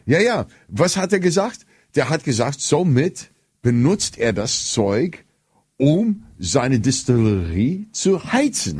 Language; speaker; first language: German; non-native, fluent; English